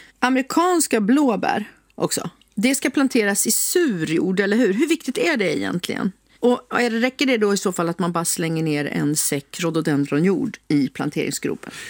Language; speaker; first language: Swedish; native; Swedish